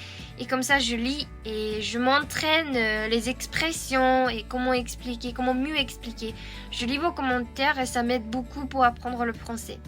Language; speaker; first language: French; non-native, fluent; Japanese